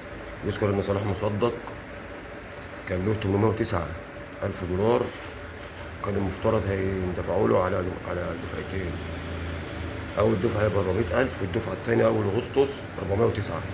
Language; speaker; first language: Arabic; native; Arabic